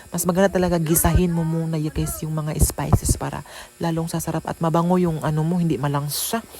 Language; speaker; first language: Filipino; non-native, local second language; Cebuano